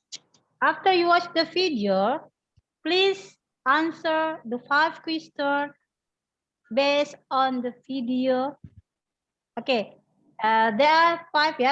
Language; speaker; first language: English; non-native, learner; Indonesian